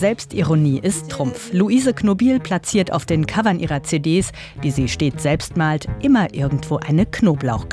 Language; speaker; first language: German; native; German